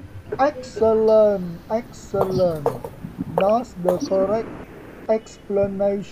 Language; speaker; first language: English; non-native, fluent; Vietnamese